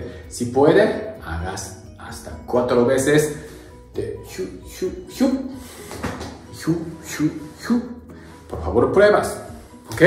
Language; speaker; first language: Spanish; non-native, learner; Japanese